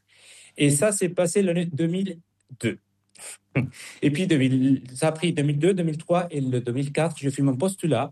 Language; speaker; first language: French; non-native, fluent; Spanish